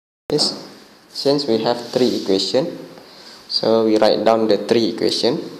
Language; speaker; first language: English; non-native, local second language; Malay